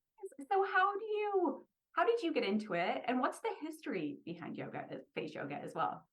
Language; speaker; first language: English; native; English